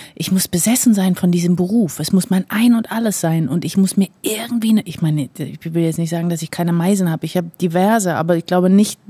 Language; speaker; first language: German; native; German